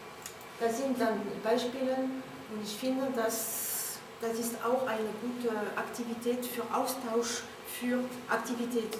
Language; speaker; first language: German; non-native, learner; French